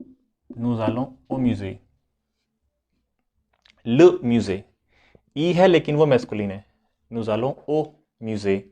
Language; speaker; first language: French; non-native, fluent; Hindi